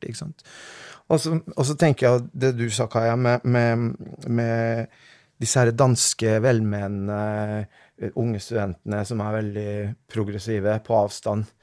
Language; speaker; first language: Norwegian; native; Norwegian